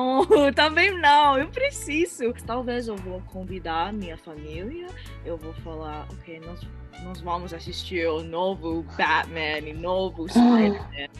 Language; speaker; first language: Portuguese; non-native, learner; English